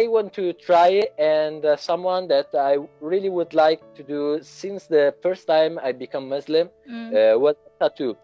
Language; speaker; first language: English; non-native, learner; Italian